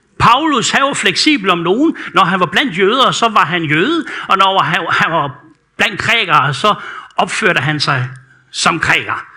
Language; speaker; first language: Danish; native; Danish